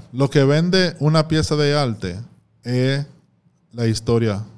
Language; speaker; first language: Spanish; early bilingual, heritage; Spanish